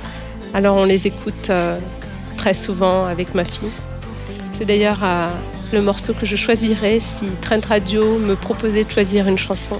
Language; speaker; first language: French; native; French